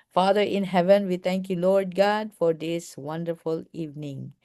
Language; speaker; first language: English; non-native, local second language; Filipino